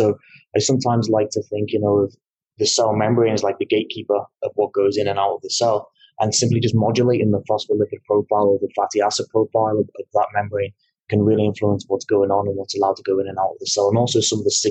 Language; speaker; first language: English; native; English